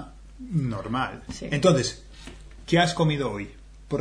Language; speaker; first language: Spanish; non-native, fluent; English